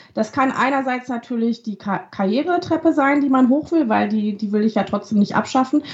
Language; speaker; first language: German; early bilingual, other home language; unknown